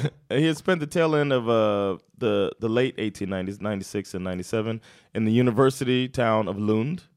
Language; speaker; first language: English; native; English